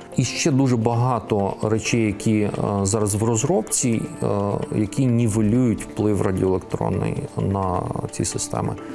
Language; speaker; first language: Ukrainian; native; Ukrainian